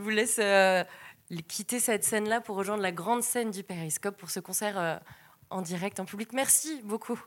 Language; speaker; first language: French; native; French